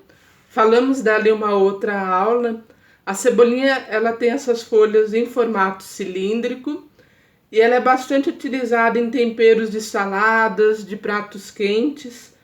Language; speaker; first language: Portuguese; native; Portuguese